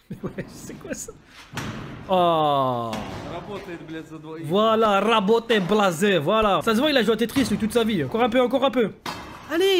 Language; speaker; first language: French; native; French